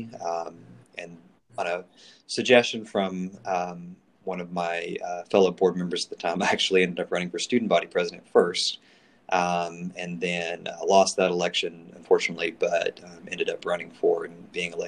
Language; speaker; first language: English; native; English